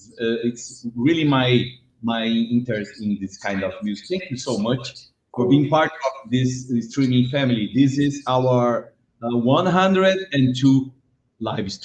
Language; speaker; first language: English; non-native, learner; Portuguese